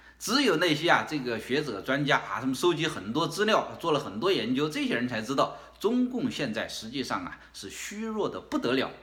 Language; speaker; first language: Chinese; native; Chinese